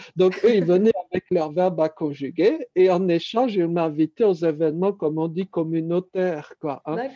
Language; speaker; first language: French; native; French